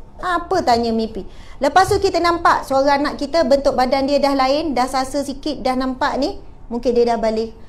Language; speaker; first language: Malay; native; Malay